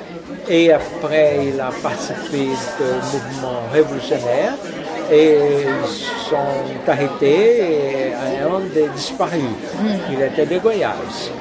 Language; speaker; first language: French; non-native, fluent; Portuguese